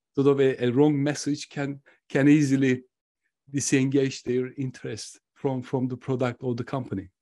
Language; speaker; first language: English; non-native, fluent; Turkish